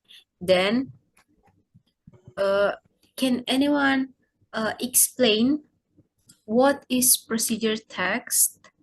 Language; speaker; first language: English; non-native, learner; Indonesian